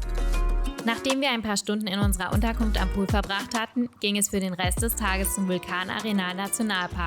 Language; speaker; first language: German; native; German